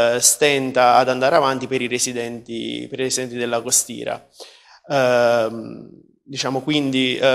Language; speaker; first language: Italian; native; Italian